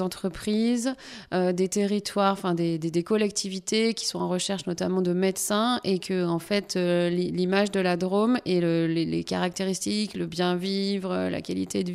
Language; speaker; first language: French; native; French